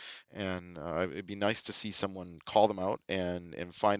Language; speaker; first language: English; native; English